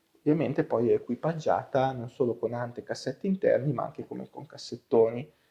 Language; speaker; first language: Italian; native; Italian